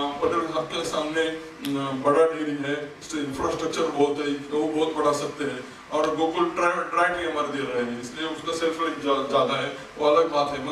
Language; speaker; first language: Hindi; non-native, local second language; Marathi